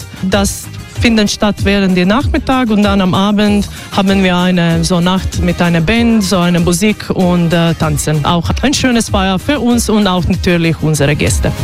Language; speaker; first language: German; non-native, learner; Croatian